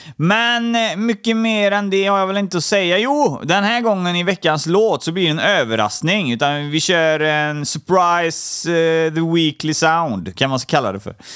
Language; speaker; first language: Swedish; native; Swedish